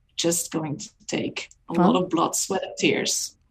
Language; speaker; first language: English; non-native, fluent; Dutch